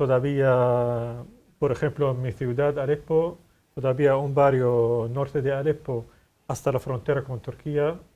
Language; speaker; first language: Spanish; non-native, fluent; Arabic